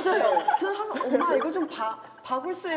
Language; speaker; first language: Korean; non-native, fluent; Chinese